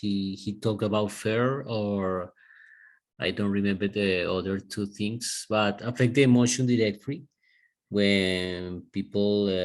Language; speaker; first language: English; non-native, learner; Spanish